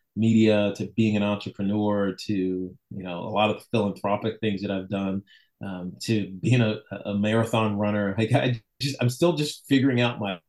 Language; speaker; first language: English; native; English